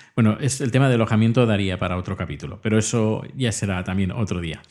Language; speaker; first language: Spanish; native; Spanish